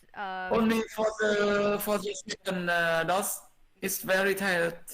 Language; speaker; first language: English; non-native, learner; Vietnamese